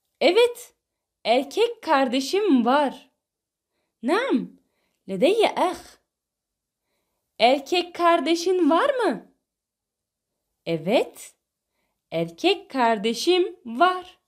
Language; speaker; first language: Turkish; non-native, fluent; Arabic